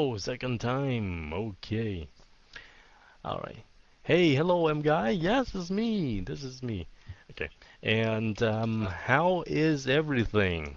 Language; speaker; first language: English; early bilingual, heritage; Vietnamese